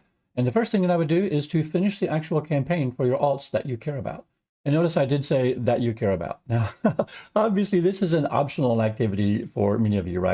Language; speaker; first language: English; native; English